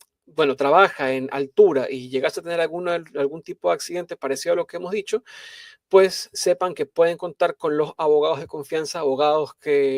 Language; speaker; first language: Spanish; native; Spanish